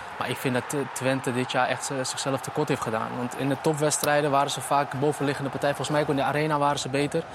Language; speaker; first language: Dutch; early bilingual, other home language; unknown